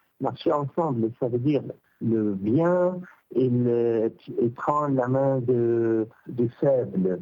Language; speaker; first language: French; non-native, local second language; Arabic